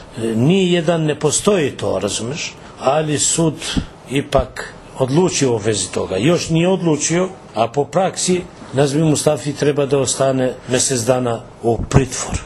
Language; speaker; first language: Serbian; non-native, local second language; Albanian